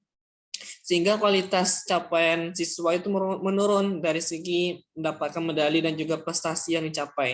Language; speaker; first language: Indonesian; non-native, local second language; Minangkabau